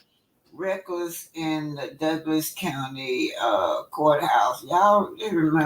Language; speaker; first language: English; native; English